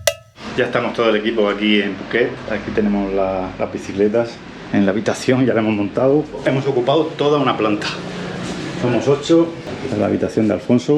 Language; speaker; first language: Spanish; native; Spanish